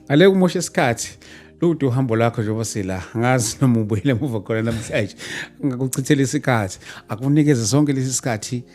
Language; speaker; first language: Zulu; native; Zulu